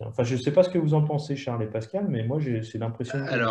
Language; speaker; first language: French; native; French